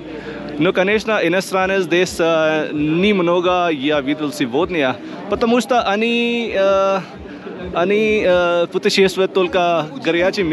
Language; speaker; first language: Russian; non-native, learner; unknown